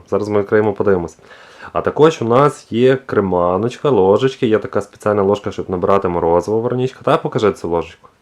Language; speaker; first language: Ukrainian; native; Ukrainian